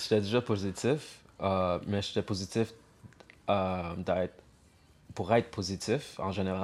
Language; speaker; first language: French; early bilingual, heritage; French